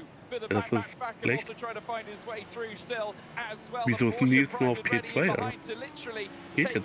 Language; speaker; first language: German; native; German